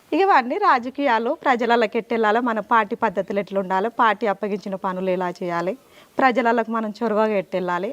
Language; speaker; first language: Telugu; native; Telugu